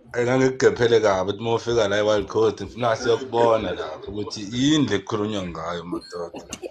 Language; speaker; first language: Zulu; native; Zulu